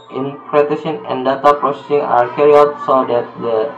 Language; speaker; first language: English; non-native, learner; Indonesian